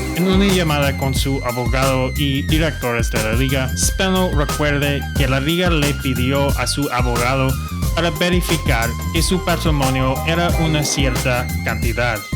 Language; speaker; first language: Spanish; non-native, fluent; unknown